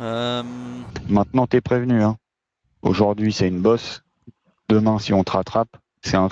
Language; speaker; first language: French; native; French